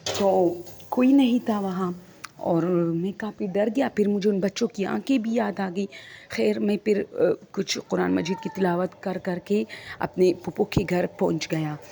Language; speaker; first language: Urdu; non-native, local second language; Pashto